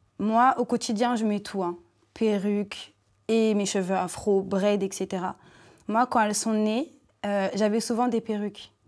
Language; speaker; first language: French; native; French